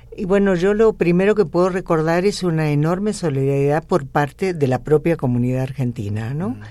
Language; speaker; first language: Spanish; native; Spanish